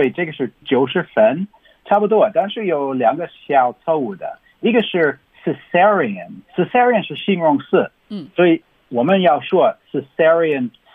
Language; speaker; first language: Chinese; non-native, fluent; English